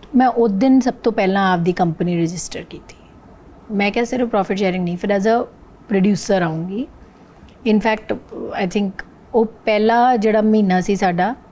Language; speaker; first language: Punjabi; non-native, local second language; Hindi